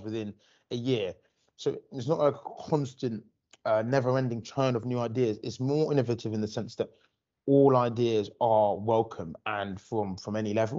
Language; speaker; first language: English; native; English